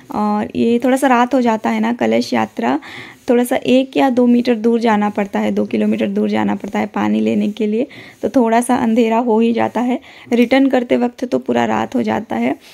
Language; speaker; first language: Hindi; non-native, local second language; Odia